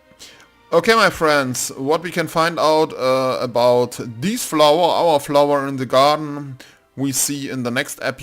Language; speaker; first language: English; non-native, learner; German